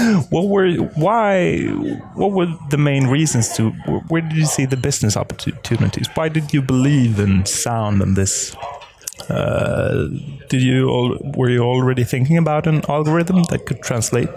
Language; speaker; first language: English; non-native, fluent; Swedish